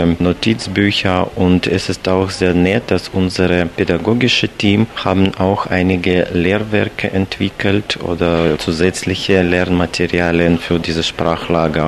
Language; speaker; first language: German; non-native, fluent; Russian